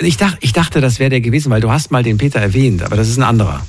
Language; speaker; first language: German; native; German